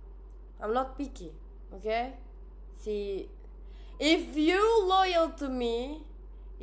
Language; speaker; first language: English; non-native, learner; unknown